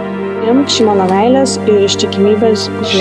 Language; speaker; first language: Lithuanian; native; Lithuanian